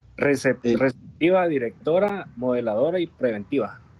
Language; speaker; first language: Spanish; native; Spanish